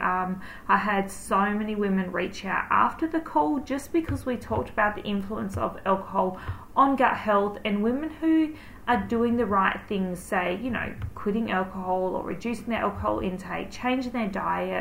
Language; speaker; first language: English; native; English